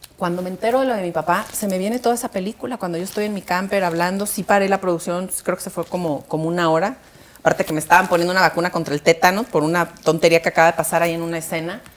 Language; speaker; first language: Spanish; native; Spanish